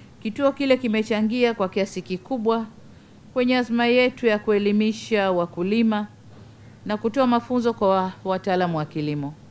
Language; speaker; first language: Swahili; native; Swahili